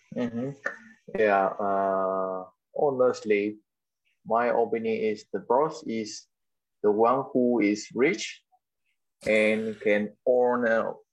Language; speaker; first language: English; non-native, local second language; Chinese